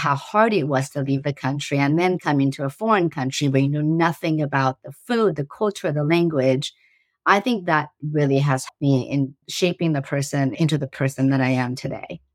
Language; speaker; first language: English; early bilingual, other home language; Persian